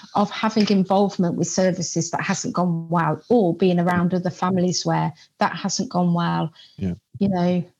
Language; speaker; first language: English; native; English